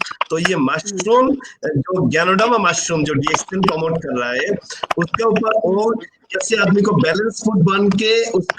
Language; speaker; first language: Hindi; non-native, learner; Bangla